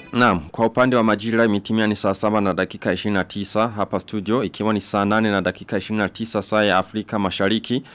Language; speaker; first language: Swahili; non-native, local second language; Rundi